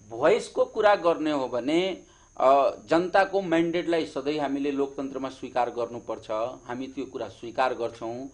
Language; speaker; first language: Nepali; native; Nepali